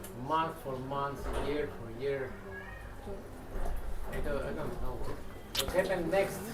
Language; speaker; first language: English; non-native, learner; Russian